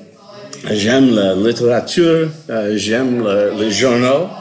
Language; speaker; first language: French; non-native, learner; English